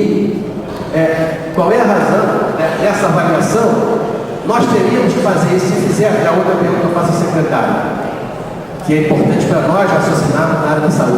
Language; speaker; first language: Portuguese; native; Portuguese